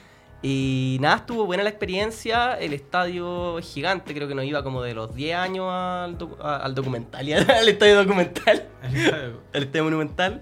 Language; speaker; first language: Spanish; native; Spanish